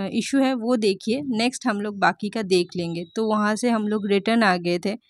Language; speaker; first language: Hindi; non-native, local second language; Bangla